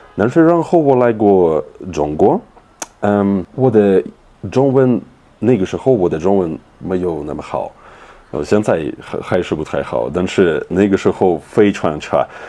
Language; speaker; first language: Chinese; non-native, fluent; Russian